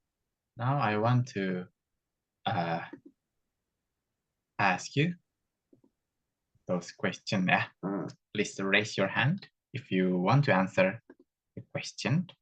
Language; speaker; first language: English; non-native, fluent; Indonesian